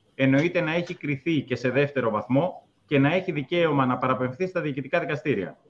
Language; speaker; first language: Greek; native; Greek